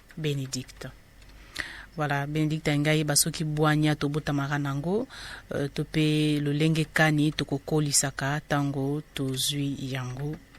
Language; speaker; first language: Lingala; native; Lingala